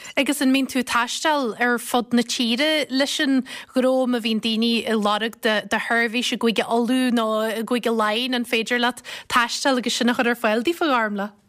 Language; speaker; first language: Irish; native; Irish